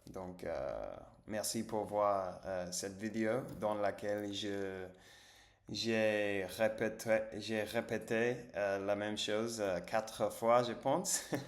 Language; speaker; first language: French; non-native, learner; English